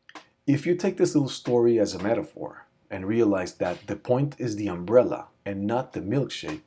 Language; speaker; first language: English; native; English